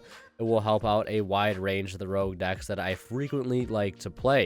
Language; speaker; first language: English; native; English